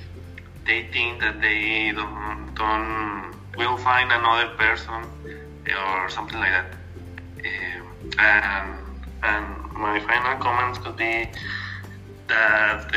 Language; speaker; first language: English; non-native, learner; Spanish